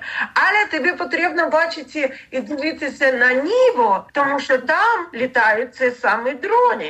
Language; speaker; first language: Ukrainian; non-native, learner; Russian